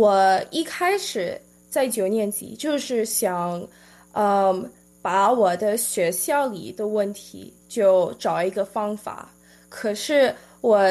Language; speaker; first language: Chinese; early bilingual, heritage; Chinese